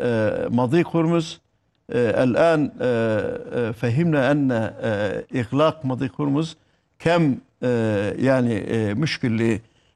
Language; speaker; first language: Arabic; non-native, fluent; Turkish